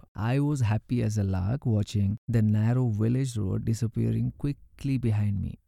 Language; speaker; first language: English; non-native, local second language; Urdu